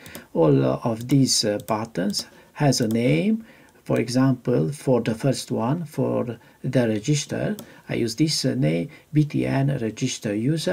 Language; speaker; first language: English; non-native, fluent; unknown